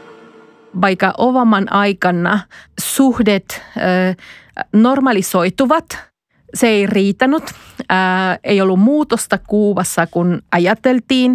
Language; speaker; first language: Finnish; non-native, fluent; Spanish